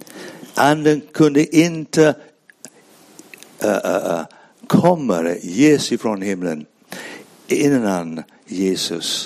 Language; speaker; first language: Swedish; non-native, fluent; English